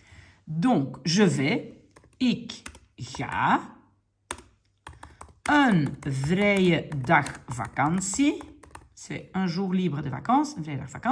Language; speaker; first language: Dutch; non-native, local second language; French